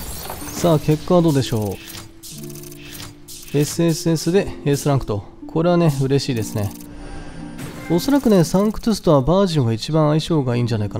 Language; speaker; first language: Japanese; native; Japanese